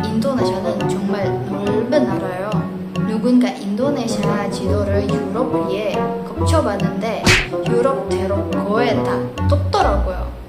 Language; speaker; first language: Korean; non-native, fluent; Indonesian